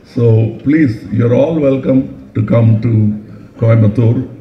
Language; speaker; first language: English; non-native, local second language; Tamil